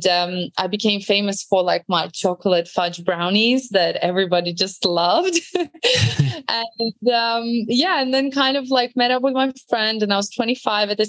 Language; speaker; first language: English; non-native, fluent; Latvian